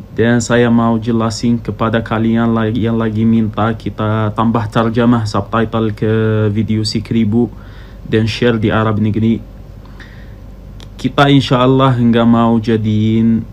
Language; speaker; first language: Indonesian; non-native, fluent; Arabic